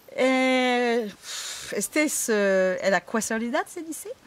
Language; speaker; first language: Spanish; non-native, learner; French